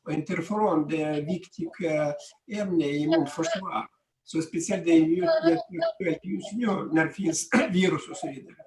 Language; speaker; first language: Swedish; non-native, fluent; Russian